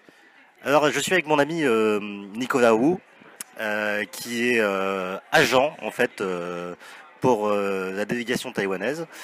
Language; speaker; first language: French; native; French